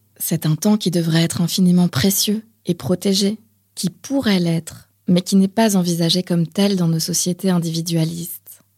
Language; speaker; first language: French; native; French